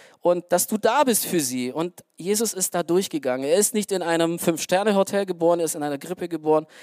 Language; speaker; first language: German; early bilingual, other home language; Romanian